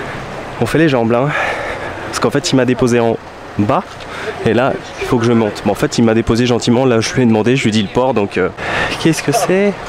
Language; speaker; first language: French; native; French